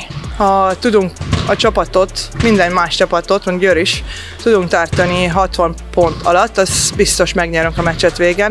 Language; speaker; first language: Hungarian; non-native, fluent; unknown